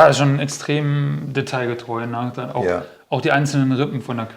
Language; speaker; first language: German; native; German